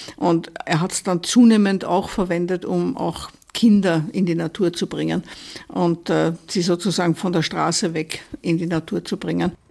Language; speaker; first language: German; native; German